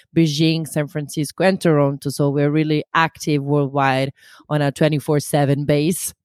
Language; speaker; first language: English; non-native, fluent; Italian